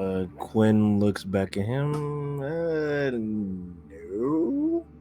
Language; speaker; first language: English; native; English